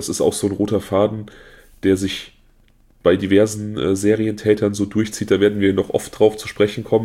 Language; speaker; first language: German; native; German